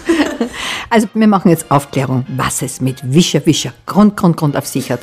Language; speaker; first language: German; native; German